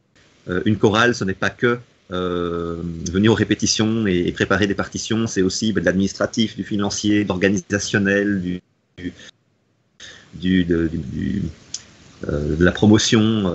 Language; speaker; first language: French; native; French